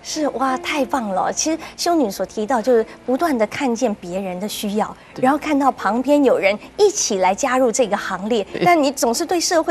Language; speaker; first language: Chinese; native; Chinese